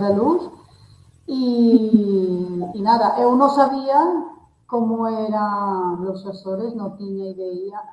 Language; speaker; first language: Portuguese; non-native, learner; Spanish